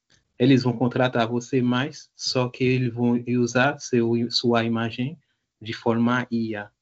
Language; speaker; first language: Portuguese; non-native, learner; Haitian Creole